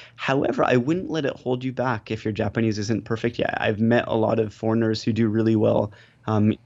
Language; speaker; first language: English; native; English